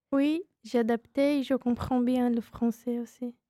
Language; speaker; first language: French; non-native, learner; Portuguese